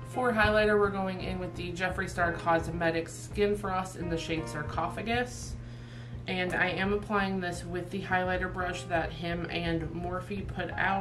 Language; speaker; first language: English; native; English